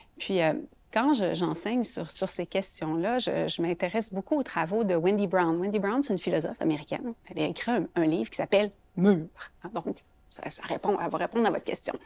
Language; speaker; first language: French; native; French